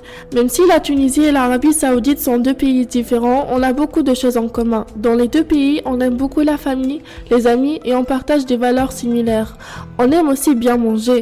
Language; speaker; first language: French; non-native, local second language; Arabic